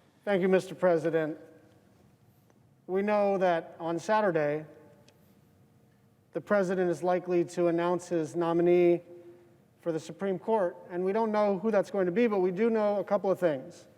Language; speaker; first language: English; native; English